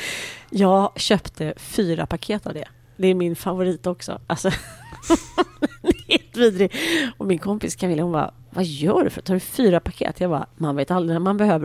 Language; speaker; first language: Swedish; native; Swedish